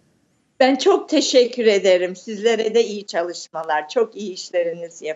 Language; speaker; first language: Turkish; early bilingual, heritage; Turkish